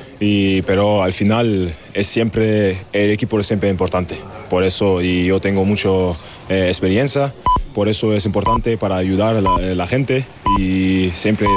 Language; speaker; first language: Spanish; non-native, learner; German